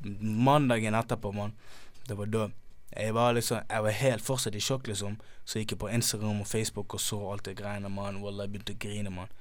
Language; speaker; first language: Norwegian; early bilingual, other home language; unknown